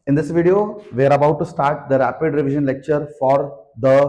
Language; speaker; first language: English; non-native, local second language; Marathi